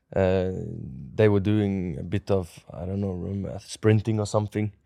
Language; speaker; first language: English; non-native, fluent; Norwegian